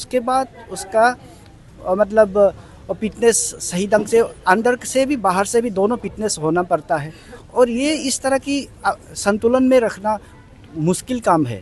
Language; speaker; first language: Hindi; non-native, local second language; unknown